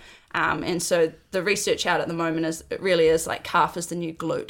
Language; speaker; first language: English; native; English